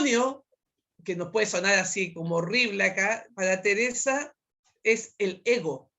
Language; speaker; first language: Spanish; native; Spanish